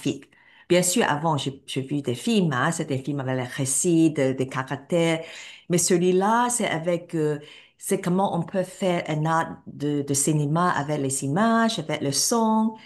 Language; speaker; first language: French; non-native, fluent; Cantonese